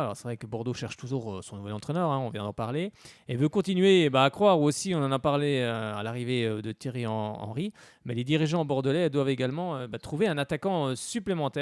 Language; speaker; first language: French; native; French